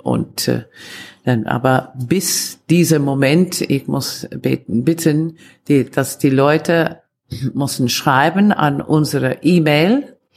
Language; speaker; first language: German; non-native, fluent; Italian